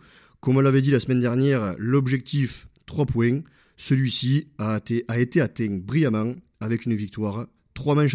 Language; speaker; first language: French; native; French